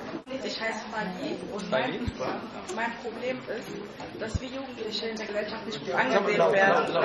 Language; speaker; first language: German; early bilingual, other home language; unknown